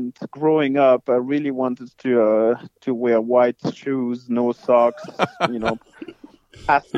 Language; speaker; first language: English; non-native, fluent; French